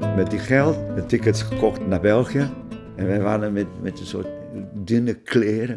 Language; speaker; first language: Dutch; non-native, fluent; Portuguese